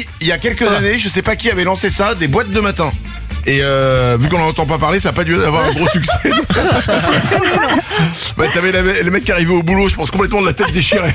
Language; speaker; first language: French; native; French